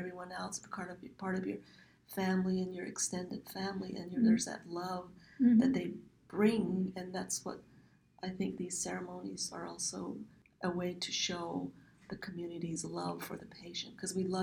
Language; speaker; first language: English; early bilingual, other home language; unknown